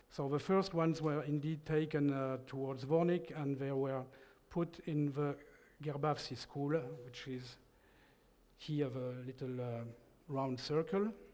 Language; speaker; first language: English; non-native, fluent; French